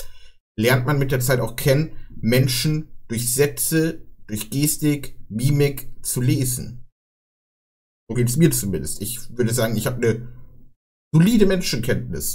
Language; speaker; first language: German; native; German